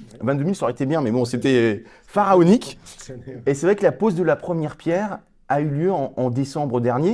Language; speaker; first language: French; native; French